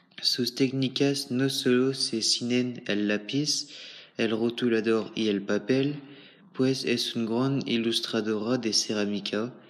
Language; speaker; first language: Spanish; non-native, learner; French